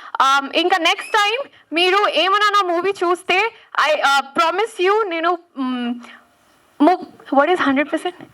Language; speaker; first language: Telugu; non-native, learner; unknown